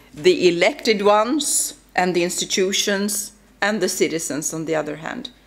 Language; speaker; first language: English; non-native, fluent; Swedish